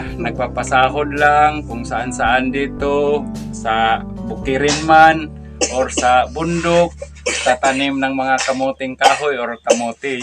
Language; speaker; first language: Filipino; non-native, local second language; Cebuano